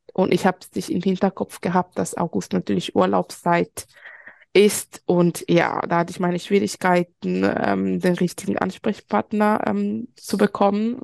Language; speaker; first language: German; early bilingual, other home language; Spanish